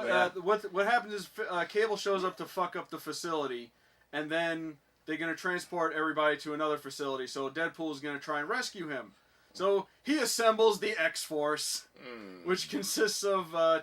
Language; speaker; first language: English; native; English